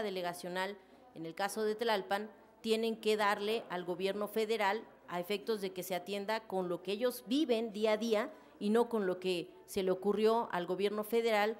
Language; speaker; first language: Spanish; native; Spanish